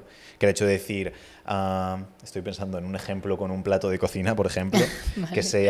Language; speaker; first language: Spanish; native; Spanish